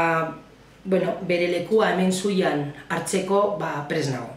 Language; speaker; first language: Basque; non-native, local second language; Spanish